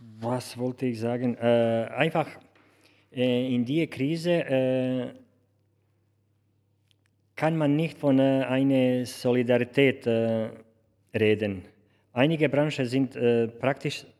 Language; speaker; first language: German; non-native, learner; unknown